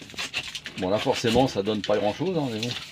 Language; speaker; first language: French; native; French